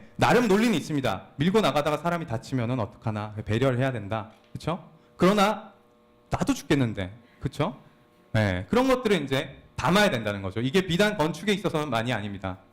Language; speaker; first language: Korean; native; Korean